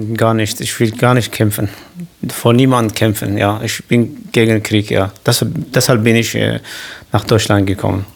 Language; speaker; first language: German; non-native, learner; Kurdish